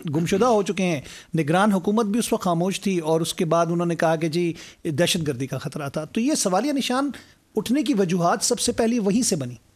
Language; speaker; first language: Urdu; native; Urdu